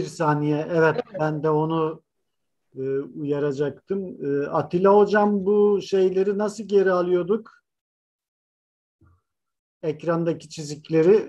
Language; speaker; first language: Turkish; native; Turkish